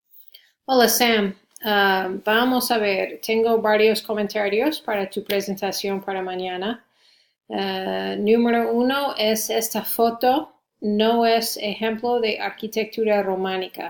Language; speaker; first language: Spanish; non-native, fluent; English